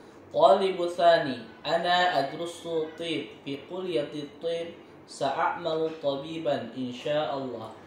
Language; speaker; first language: Arabic; non-native, learner; Indonesian